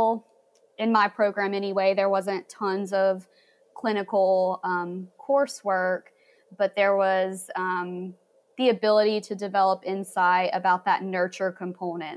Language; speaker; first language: English; native; English